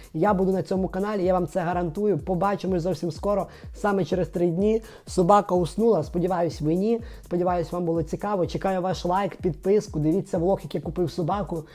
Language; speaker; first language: Ukrainian; native; Ukrainian